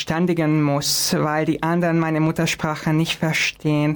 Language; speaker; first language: German; non-native, fluent; Hungarian